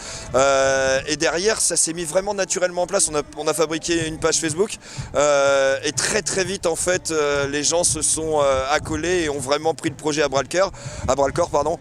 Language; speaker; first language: French; native; French